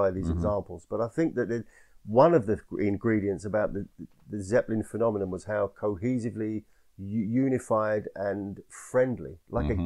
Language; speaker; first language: English; native; English